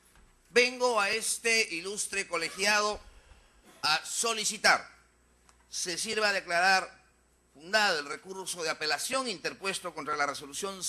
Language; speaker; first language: Spanish; native; Spanish